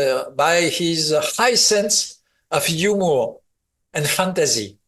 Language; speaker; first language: English; non-native, fluent; French